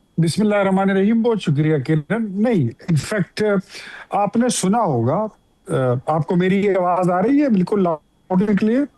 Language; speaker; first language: Urdu; non-native, local second language; Pashto